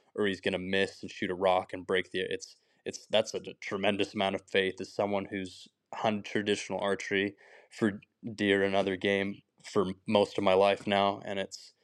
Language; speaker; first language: English; native; English